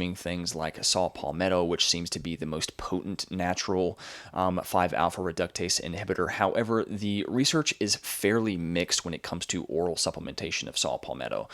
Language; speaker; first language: English; native; English